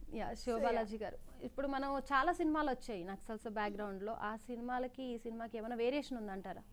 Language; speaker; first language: Telugu; native; Telugu